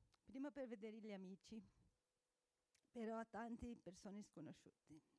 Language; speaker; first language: Italian; non-native, fluent; Portuguese